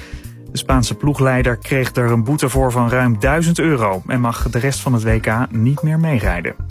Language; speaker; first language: Dutch; native; Dutch